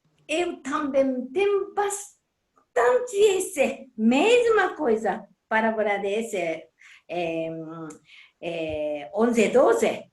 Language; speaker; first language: Portuguese; non-native, learner; Japanese